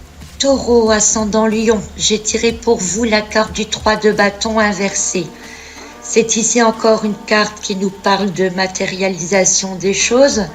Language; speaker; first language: French; native; French